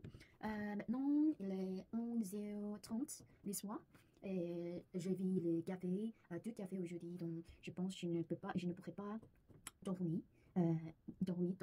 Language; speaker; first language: French; non-native, learner; Korean